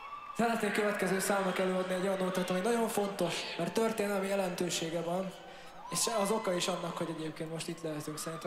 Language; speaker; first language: Hungarian; native; Hungarian